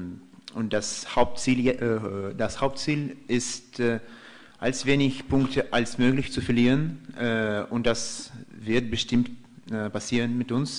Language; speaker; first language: German; non-native, fluent; Russian